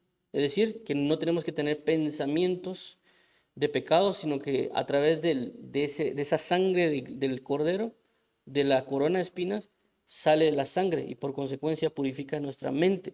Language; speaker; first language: Spanish; native; Spanish